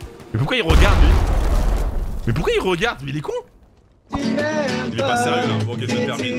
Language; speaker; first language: French; native; French